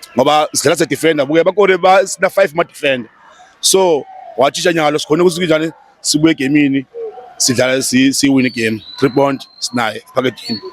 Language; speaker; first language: Zulu; non-native, local second language; Swati